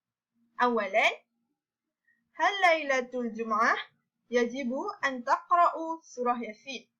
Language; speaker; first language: Arabic; non-native, learner; Malay